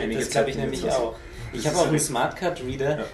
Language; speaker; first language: German; native; German